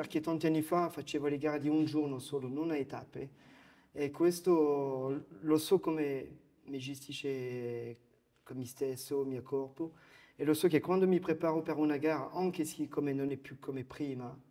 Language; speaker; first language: Italian; non-native, fluent; French